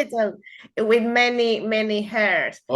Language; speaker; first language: English; non-native, learner; Spanish